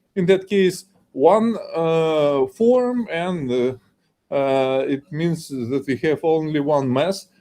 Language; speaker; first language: English; non-native, fluent; Ukrainian